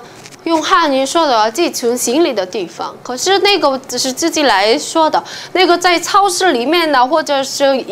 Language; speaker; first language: Chinese; non-native, fluent; Korean